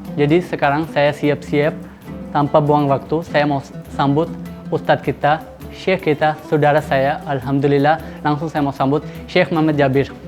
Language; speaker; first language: Indonesian; non-native, fluent; Urdu